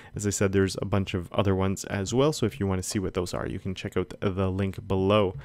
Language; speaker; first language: English; native; English